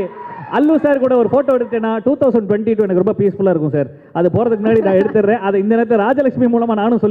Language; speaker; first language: Tamil; native; Tamil